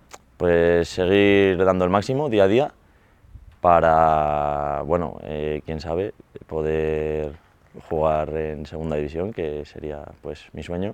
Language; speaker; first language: Spanish; native; Spanish